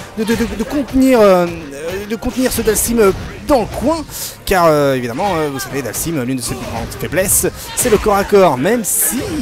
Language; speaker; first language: French; native; French